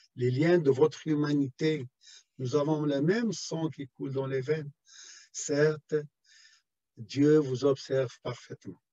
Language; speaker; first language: French; non-native, local second language; Arabic